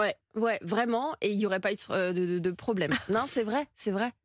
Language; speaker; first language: French; native; French